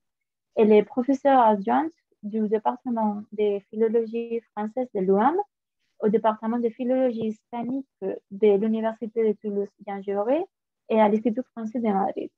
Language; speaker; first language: French; non-native, fluent; Spanish